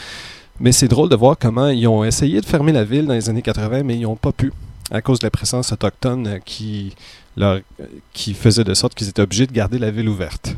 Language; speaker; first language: French; native; French